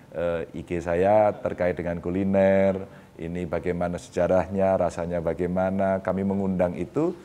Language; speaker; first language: Indonesian; native; Indonesian